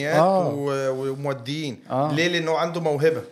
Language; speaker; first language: Arabic; native; Arabic